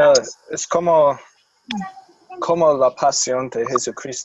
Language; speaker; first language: Spanish; non-native, fluent; English